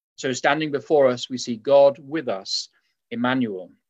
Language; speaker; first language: English; native; English